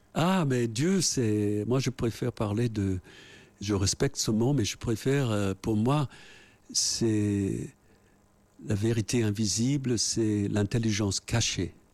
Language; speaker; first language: French; non-native, fluent; English